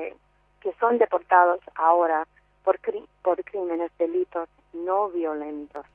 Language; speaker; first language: Spanish; non-native, fluent; English